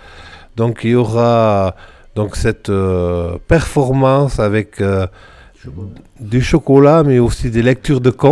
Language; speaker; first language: French; native; French